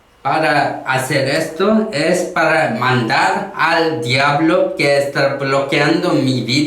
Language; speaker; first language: Spanish; non-native, learner; Korean